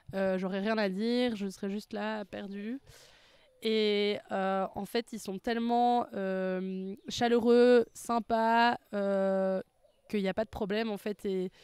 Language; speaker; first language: French; native; French